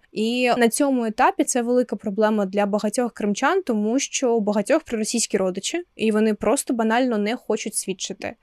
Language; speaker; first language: Ukrainian; non-native, local second language; Russian